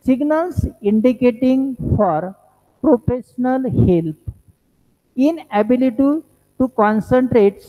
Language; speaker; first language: Hindi; non-native, local second language; Marathi